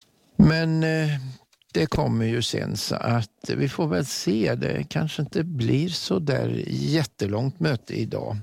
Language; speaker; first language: Swedish; native; Swedish